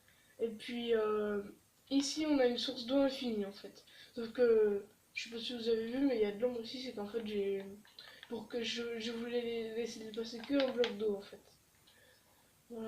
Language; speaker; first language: French; native; French